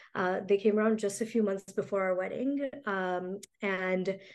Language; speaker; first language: English; early bilingual, other home language; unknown